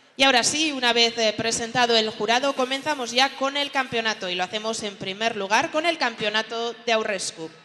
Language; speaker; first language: Spanish; native; Spanish